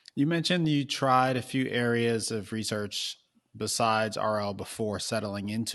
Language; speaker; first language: English; native; English